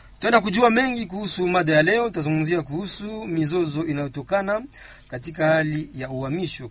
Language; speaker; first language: Swahili; native; Swahili